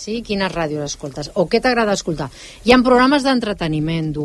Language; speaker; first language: Catalan; native; Catalan